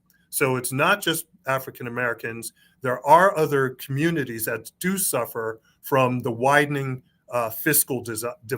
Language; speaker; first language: English; native; English